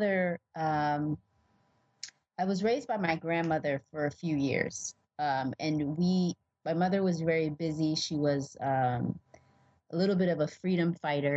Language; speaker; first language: English; early bilingual, other home language; Oromo